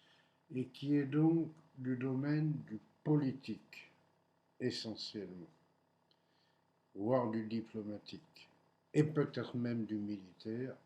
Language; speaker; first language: French; native; French